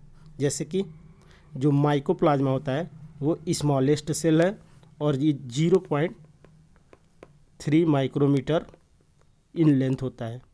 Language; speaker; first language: Hindi; native; Hindi